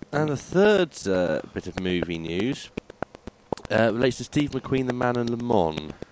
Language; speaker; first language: English; native; English